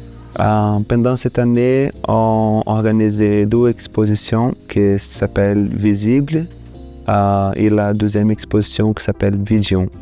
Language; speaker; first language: French; non-native, fluent; Portuguese